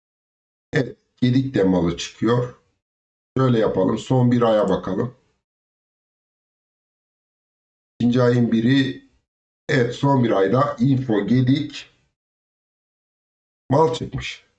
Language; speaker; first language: Turkish; native; Turkish